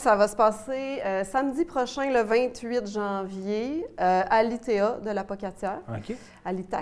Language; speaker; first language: French; native; French